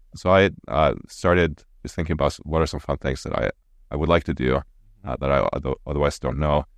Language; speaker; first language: English; non-native, fluent; Norwegian